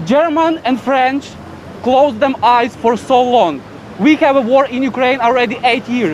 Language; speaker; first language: English; non-native, fluent; Ukrainian